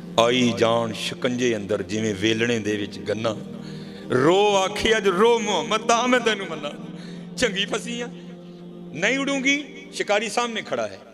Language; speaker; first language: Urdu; non-native, local second language; Punjabi